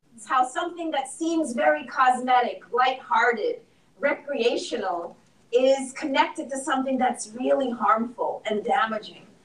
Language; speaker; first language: English; native; English